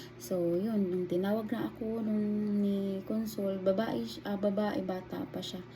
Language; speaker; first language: Filipino; non-native, local second language; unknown